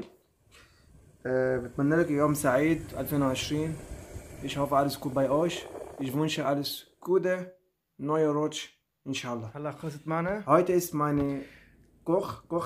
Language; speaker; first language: German; non-native, learner; Arabic